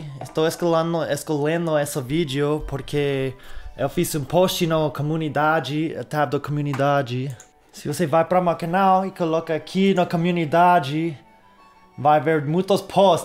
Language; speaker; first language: Portuguese; non-native, learner; English